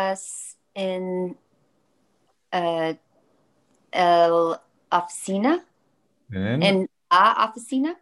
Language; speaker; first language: Spanish; non-native, learner; English